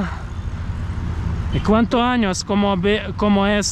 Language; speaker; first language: Spanish; non-native, learner; Croatian